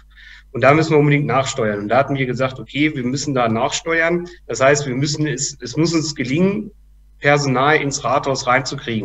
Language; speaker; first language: German; native; German